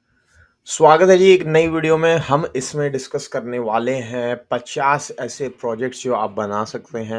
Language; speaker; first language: Hindi; native; Hindi